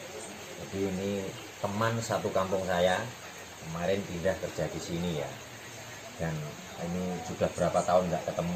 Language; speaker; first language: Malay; non-native, local second language; Javanese